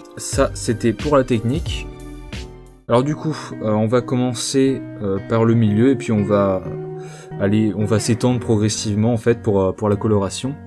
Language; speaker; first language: French; native; French